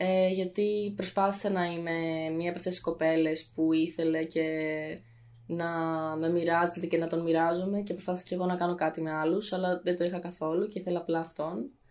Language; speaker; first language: Greek; native; Greek